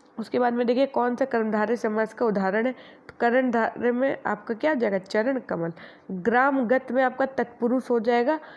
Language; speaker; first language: Hindi; native; Hindi